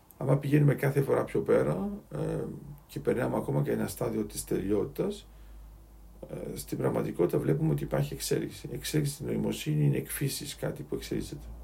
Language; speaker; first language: Greek; native; Greek